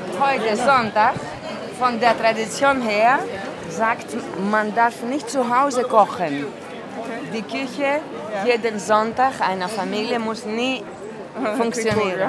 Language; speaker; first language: German; non-native, fluent; Greek